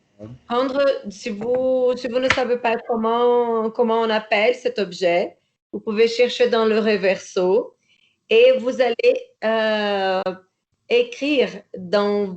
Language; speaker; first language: French; non-native, fluent; Portuguese